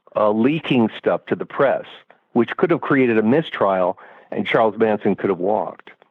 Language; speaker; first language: English; native; English